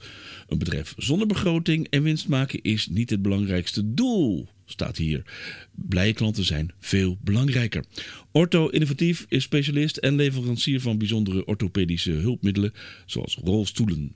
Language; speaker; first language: Dutch; native; Dutch